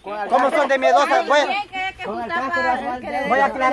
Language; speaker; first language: Spanish; native; Spanish